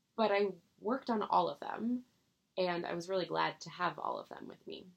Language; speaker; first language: English; native; English